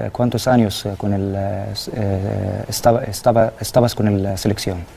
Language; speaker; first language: Spanish; non-native, learner; Arabic